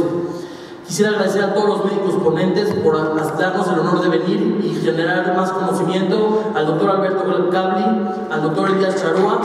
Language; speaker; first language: Spanish; native; Spanish